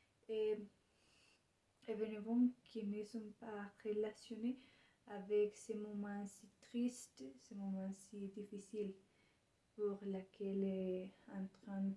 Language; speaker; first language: French; non-native, learner; Spanish